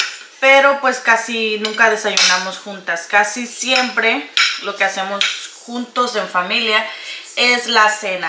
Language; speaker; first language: Spanish; native; Spanish